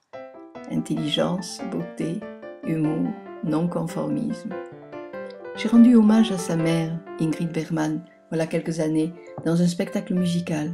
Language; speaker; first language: French; native; French